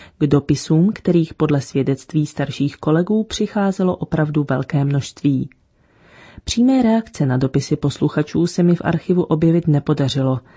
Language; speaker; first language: Czech; native; Czech